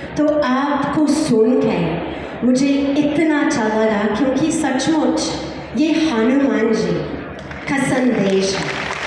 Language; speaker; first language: Hindi; non-native, fluent; English